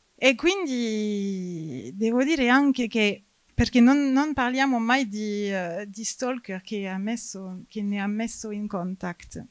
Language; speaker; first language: Italian; non-native, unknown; French